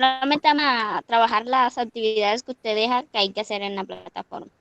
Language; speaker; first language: Spanish; native; Spanish